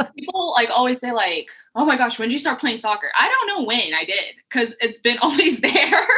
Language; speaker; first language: English; native; English